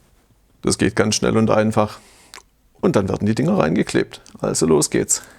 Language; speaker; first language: German; native; German